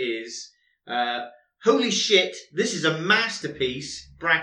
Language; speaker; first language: English; native; English